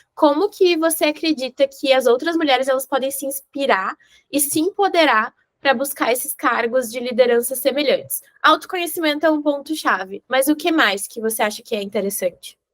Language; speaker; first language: Portuguese; native; Portuguese